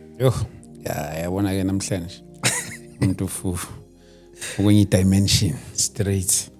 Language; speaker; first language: Zulu; native; Zulu